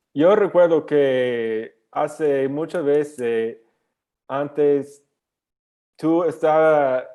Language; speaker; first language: Spanish; non-native, learner; English